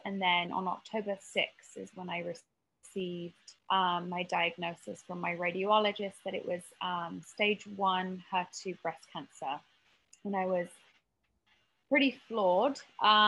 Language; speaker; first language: English; native; English